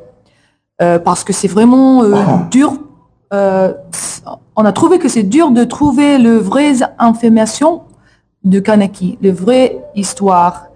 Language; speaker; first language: French; non-native, learner; English